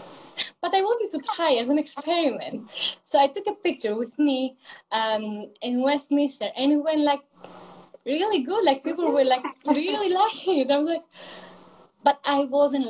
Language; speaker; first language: English; non-native, fluent; Greek